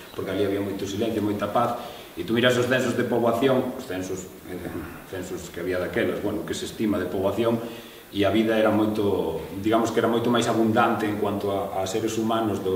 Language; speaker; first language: Galician; native; Galician